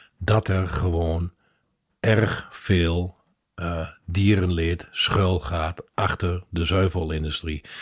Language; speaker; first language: Dutch; native; Dutch